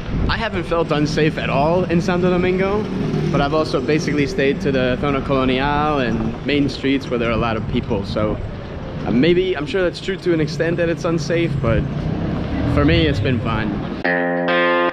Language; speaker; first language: English; native; English